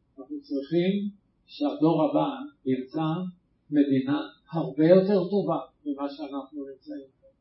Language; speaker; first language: Hebrew; native; Hebrew